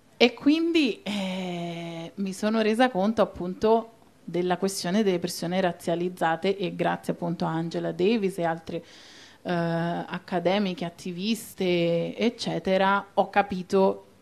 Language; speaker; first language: Italian; native; Italian